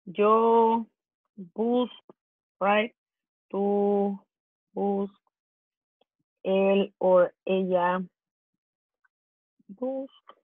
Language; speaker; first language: Spanish; non-native, fluent; English